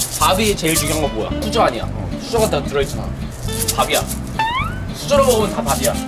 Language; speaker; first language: Korean; native; Korean